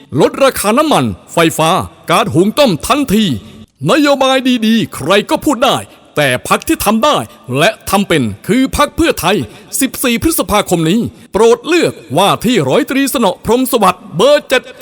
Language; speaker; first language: Thai; native; Thai